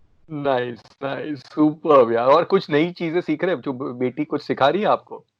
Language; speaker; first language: Hindi; native; Hindi